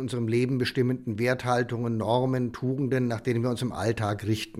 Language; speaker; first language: German; native; German